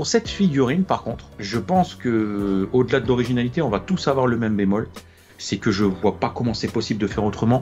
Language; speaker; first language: French; native; French